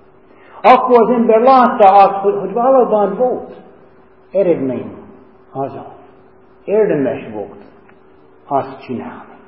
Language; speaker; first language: Hungarian; non-native, fluent; English